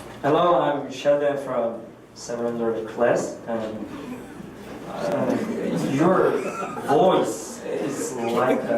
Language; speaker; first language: English; non-native, learner; Korean